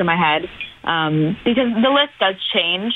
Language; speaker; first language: English; native; English